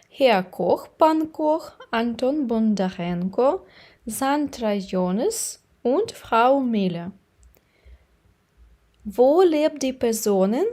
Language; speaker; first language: German; non-native, fluent; Ukrainian